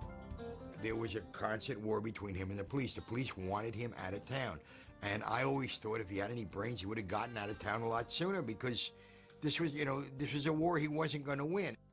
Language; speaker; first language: English; native; English